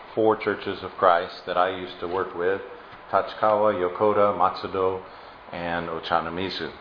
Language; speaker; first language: English; native; English